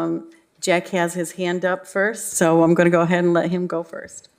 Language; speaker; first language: English; native; English